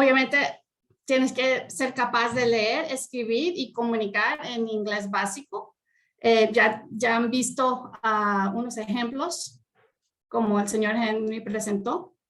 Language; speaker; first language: Spanish; early bilingual, heritage; Spanish